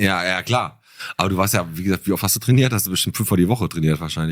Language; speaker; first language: German; native; German